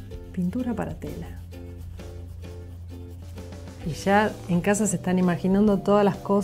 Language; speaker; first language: Spanish; native; Spanish